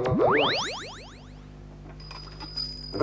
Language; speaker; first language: French; native; French